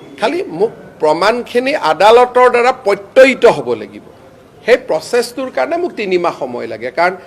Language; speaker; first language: Assamese; native; Assamese